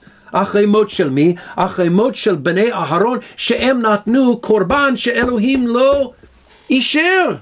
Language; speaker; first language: Hebrew; non-native, fluent; English